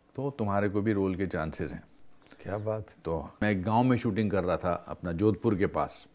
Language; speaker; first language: Hindi; native; Hindi